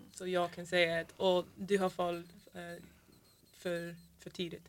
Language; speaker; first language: Swedish; non-native, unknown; English